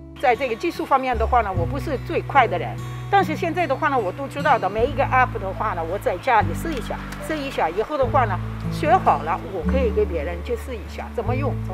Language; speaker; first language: Chinese; non-native, fluent; Italian